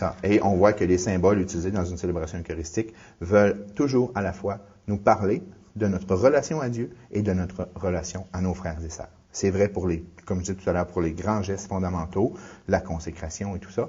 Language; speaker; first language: French; native; French